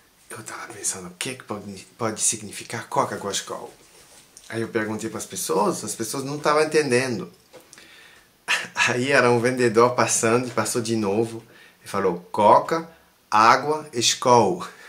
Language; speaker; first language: Portuguese; non-native, fluent; French